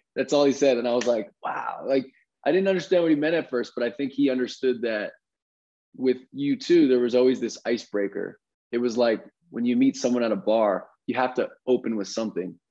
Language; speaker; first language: English; native; English